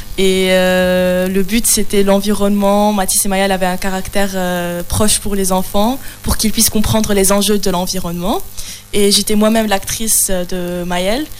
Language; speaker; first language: French; non-native, local second language; Arabic